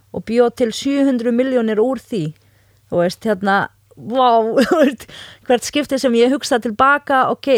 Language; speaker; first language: Icelandic; non-native, fluent; Arabic